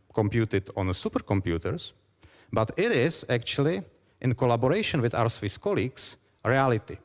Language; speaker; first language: English; non-native, fluent; Czech